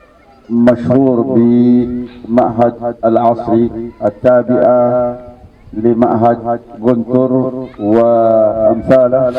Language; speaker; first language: Arabic; non-native, fluent; Indonesian